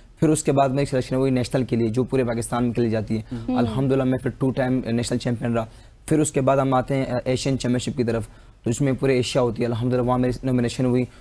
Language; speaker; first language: Urdu; non-native, local second language; Pashto